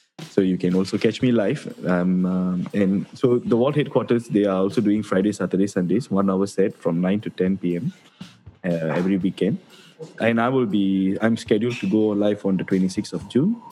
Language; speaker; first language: English; non-native, local second language; Tamil